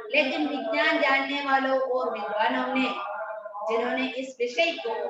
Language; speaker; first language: Hindi; non-native, local second language; Malayalam